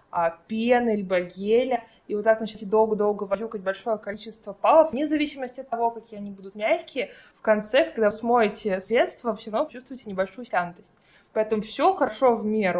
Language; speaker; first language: Russian; native; Russian